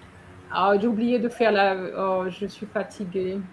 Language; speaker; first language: French; non-native, fluent; English